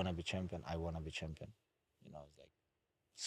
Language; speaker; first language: English; non-native, fluent; Avaric